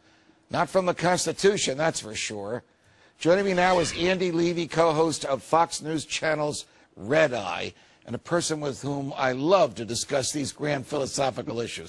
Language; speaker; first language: English; native; English